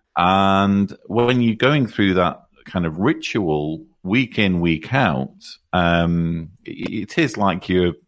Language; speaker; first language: English; native; English